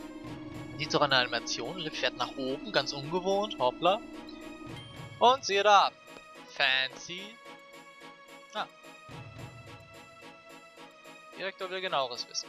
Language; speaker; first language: German; native; German